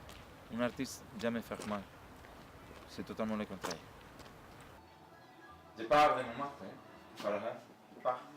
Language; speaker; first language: French; non-native, learner; Spanish